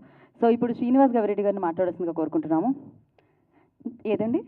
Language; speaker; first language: Telugu; native; Telugu